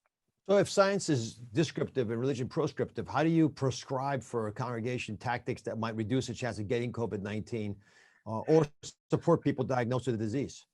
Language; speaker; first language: English; native; English